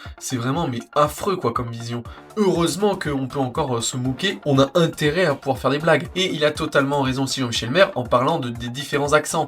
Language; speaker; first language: French; native; French